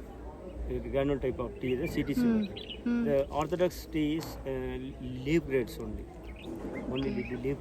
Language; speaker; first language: English; non-native, learner; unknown